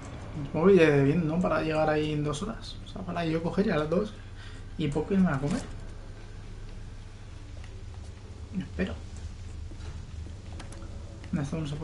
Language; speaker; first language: Spanish; native; Spanish